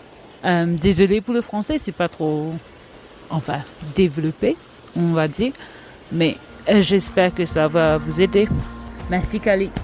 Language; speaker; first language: French; non-native, local second language; Morisyen